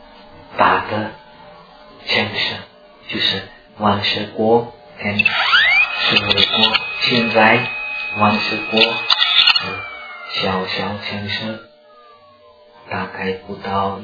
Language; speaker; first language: Chinese; non-native, fluent; Czech